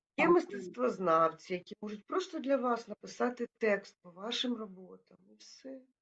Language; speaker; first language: Ukrainian; native; Ukrainian